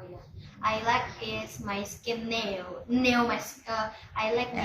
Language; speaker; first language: English; non-native, learner; Indonesian